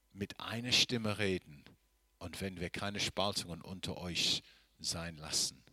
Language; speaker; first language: German; non-native, fluent; English